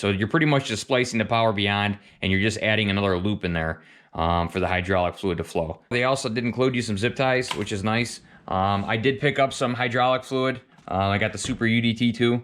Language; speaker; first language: English; native; English